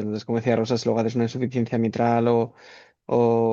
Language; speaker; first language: Spanish; native; Spanish